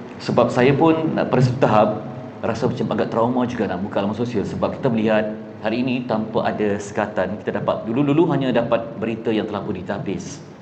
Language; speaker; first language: Malay; native; Malay